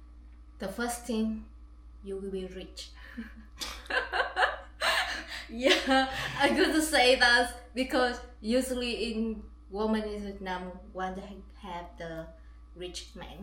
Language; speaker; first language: English; non-native, learner; Vietnamese